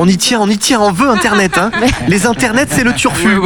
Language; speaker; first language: French; native; French